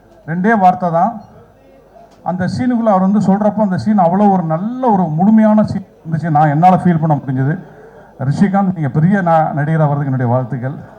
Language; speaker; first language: Tamil; native; Tamil